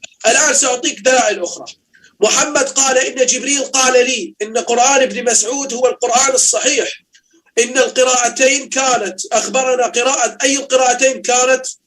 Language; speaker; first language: Arabic; native; Arabic